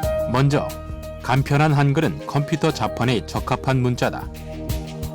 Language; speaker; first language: Korean; native; Korean